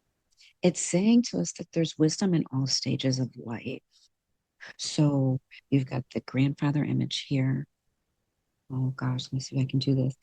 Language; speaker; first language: English; native; English